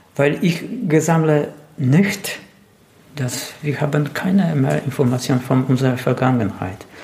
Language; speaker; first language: German; non-native, learner; Polish